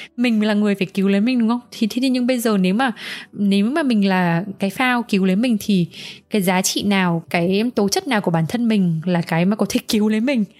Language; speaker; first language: Vietnamese; native; Vietnamese